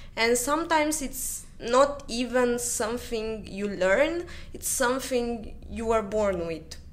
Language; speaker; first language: English; non-native, fluent; Romanian